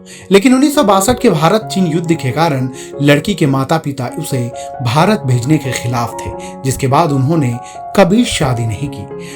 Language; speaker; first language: Hindi; native; Hindi